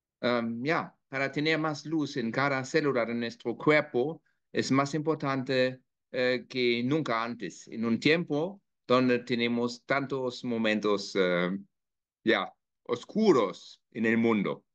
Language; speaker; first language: Spanish; non-native, learner; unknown